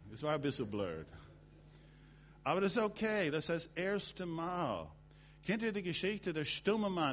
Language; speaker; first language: German; non-native, fluent; English